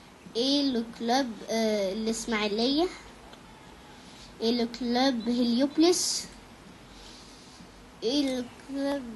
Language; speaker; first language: French; non-native, fluent; Arabic